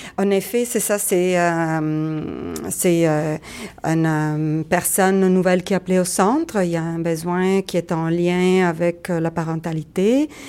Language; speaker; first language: French; native; French